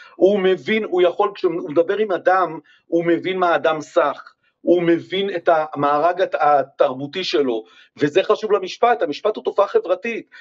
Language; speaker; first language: Hebrew; native; Hebrew